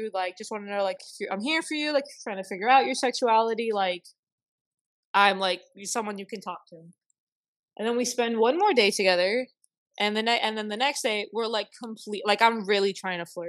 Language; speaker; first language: English; native; English